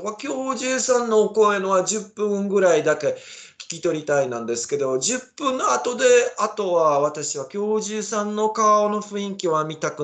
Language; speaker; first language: Japanese; non-native, learner; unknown